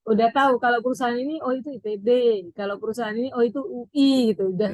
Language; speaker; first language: Indonesian; native; Indonesian